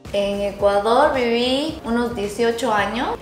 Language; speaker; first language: Spanish; early bilingual, other home language; Korean